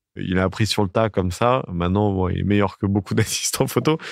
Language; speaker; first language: French; native; French